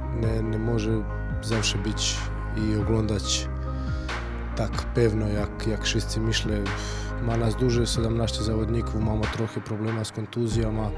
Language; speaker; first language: Polish; non-native, learner; Croatian